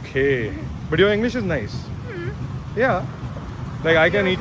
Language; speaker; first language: English; non-native, local second language; Hindi